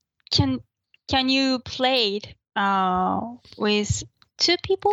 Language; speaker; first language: English; non-native, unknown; Japanese